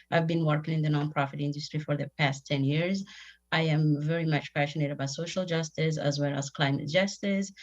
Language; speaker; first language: English; non-native, fluent; Somali